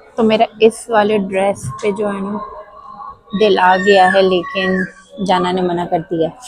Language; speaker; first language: Urdu; native; Urdu